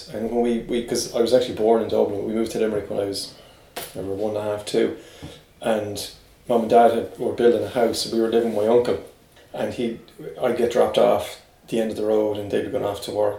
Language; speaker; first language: English; native; English